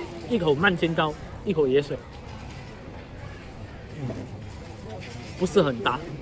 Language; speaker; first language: Chinese; native; Chinese